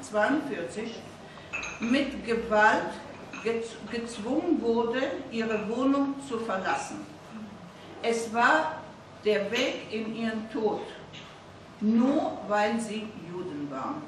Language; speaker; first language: German; non-native, fluent; Hebrew